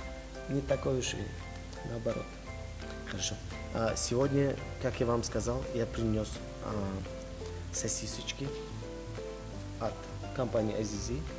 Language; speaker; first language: Russian; non-native, fluent; Tajik